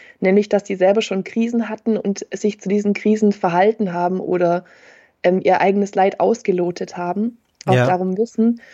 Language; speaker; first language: German; native; German